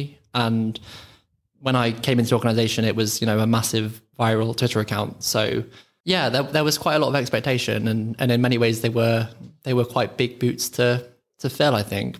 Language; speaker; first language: English; native; English